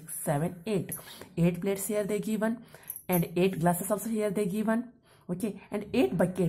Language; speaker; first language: English; non-native, local second language; Kannada